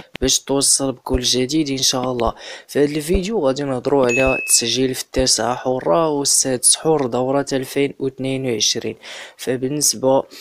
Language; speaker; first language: Arabic; native; Arabic